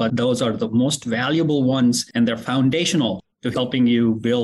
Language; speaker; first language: English; non-native, local second language; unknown